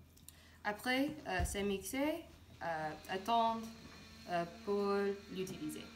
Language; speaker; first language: French; non-native, learner; English